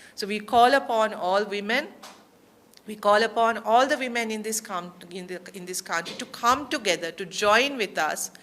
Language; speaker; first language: English; non-native, local second language; Sinhala